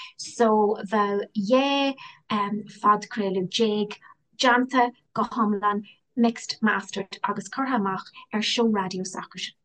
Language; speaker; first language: Irish; non-native, local second language; English